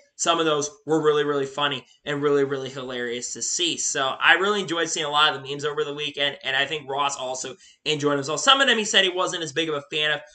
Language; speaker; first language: English; native; English